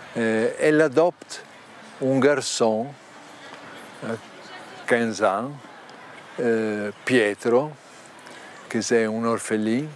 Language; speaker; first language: French; non-native, learner; Italian